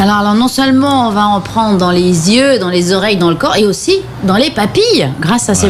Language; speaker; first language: French; native; French